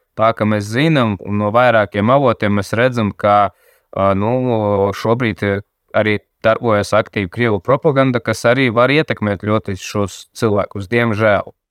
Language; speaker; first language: Latvian; non-native, local second language; Russian